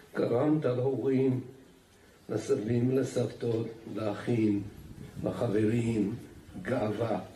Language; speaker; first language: Hebrew; non-native, fluent; English